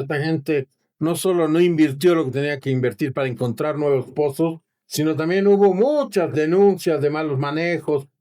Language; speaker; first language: Spanish; native; Spanish